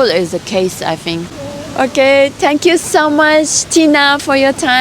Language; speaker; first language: English; non-native, fluent; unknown